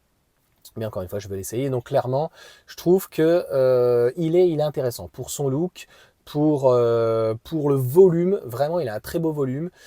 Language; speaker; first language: French; native; French